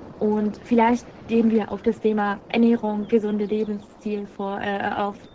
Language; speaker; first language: German; non-native, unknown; Arabic